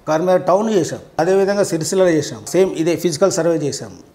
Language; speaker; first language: Telugu; native; Telugu